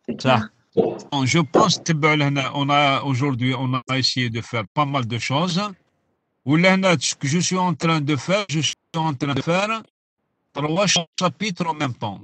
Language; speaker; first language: French; non-native, local second language; Arabic